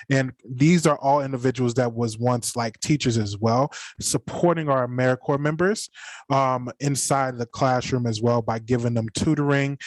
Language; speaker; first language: English; native; English